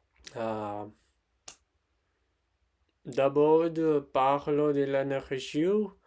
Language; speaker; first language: French; non-native, learner; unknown